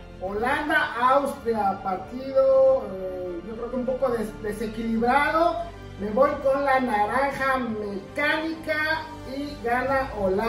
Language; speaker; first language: Spanish; native; Spanish